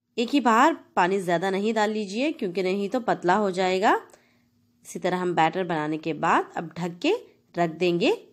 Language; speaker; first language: Hindi; non-native, local second language; Telugu